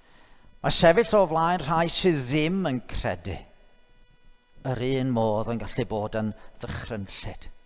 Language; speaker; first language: Welsh; native; Welsh